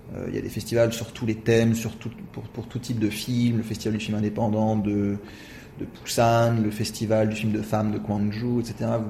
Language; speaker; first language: French; native; French